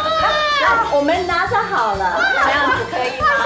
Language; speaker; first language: Chinese; non-native, fluent; Japanese